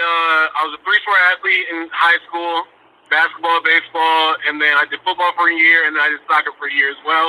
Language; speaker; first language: English; native; English